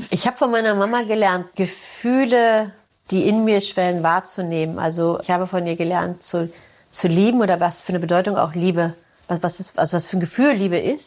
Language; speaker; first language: German; early bilingual, other home language; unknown